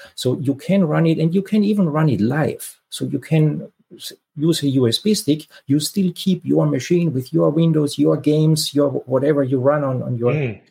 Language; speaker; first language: English; non-native, fluent; German